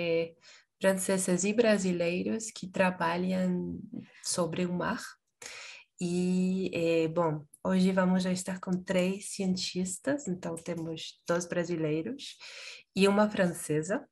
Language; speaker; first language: Portuguese; non-native, fluent; Spanish